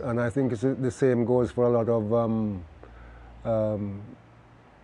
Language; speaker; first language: English; non-native, local second language; Jamaican Creole English